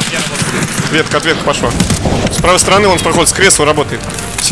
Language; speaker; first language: Russian; native; Russian